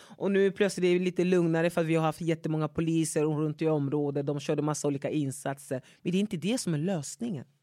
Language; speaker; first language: Swedish; non-native, fluent; French